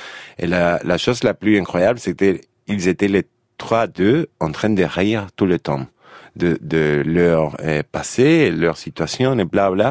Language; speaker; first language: French; non-native, fluent; Spanish